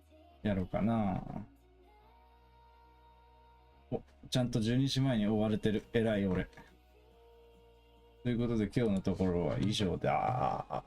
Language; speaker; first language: Japanese; native; Japanese